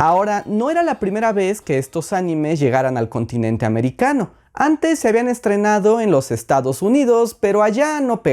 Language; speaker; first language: Spanish; native; Spanish